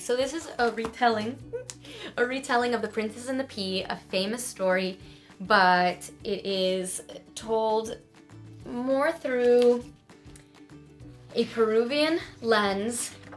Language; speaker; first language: English; early bilingual, other home language; Spanish